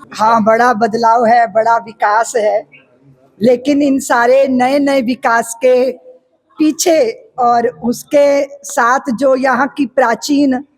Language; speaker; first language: Hindi; native; Hindi